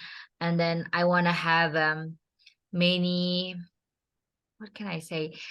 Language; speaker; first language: English; non-native, learner; Indonesian